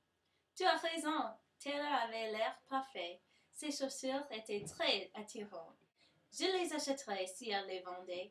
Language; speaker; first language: French; non-native, learner; English